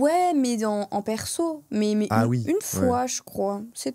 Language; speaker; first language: French; native; French